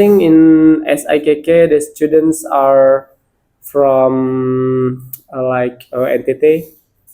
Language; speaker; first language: English; non-native, learner; Indonesian